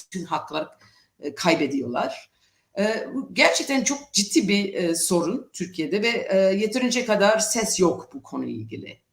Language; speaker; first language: Turkish; non-native, fluent; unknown